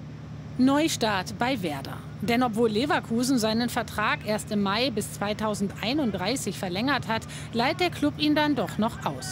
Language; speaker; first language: German; native; German